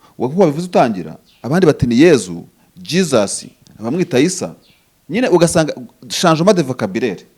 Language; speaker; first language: Kinyarwanda; native; Kinyarwanda